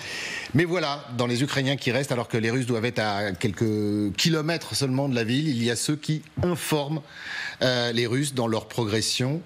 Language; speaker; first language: French; native; French